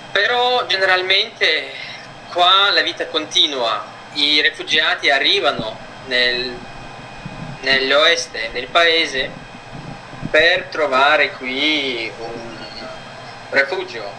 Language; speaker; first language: Italian; non-native, fluent; Ukrainian